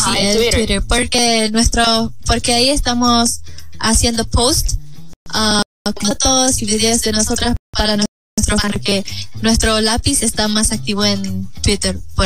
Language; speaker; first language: Spanish; non-native, learner; Korean